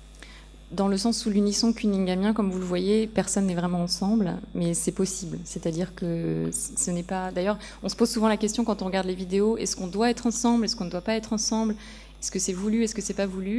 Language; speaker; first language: French; native; French